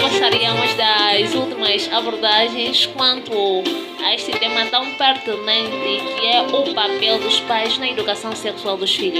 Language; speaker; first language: Portuguese; native; Portuguese